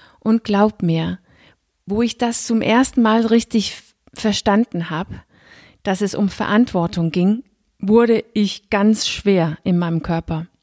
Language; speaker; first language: German; non-native, fluent; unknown